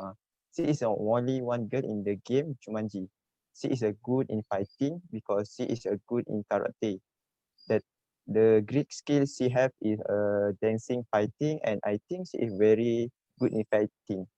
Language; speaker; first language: English; non-native, learner; Malay